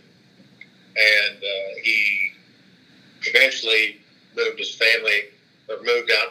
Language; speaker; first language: English; native; English